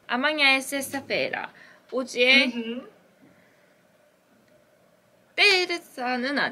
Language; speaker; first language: Portuguese; non-native, learner; Korean